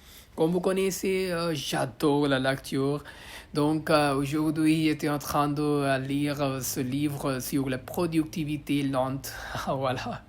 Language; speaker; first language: French; non-native, learner; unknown